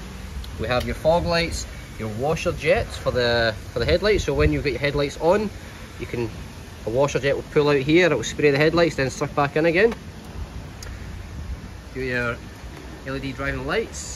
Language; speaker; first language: English; native; English